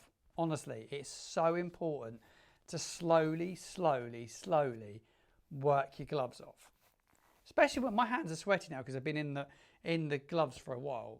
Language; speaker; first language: English; native; English